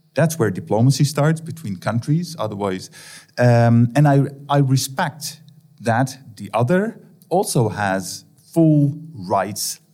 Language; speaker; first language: English; non-native, fluent; Dutch